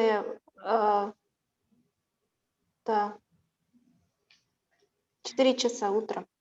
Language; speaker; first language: Russian; non-native, local second language; Kazakh